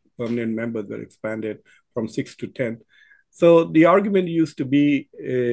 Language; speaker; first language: English; non-native, local second language; Urdu